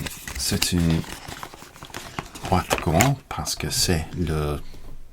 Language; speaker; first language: French; non-native, learner; English